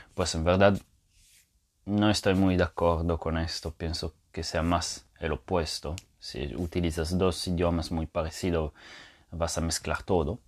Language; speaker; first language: Spanish; non-native, fluent; Italian